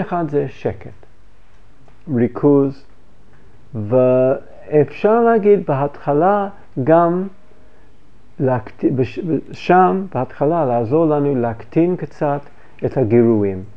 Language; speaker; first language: Hebrew; non-native, fluent; English